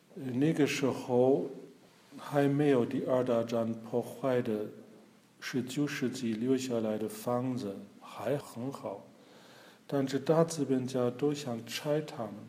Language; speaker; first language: Chinese; non-native, fluent; German